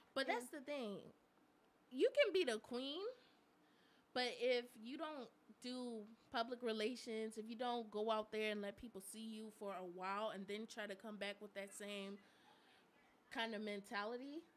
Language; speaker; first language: English; native; English